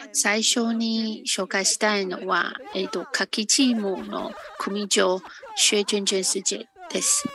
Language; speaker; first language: Japanese; non-native, fluent; Chinese